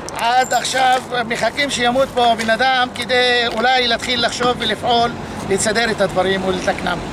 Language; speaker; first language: Hebrew; non-native, local second language; Arabic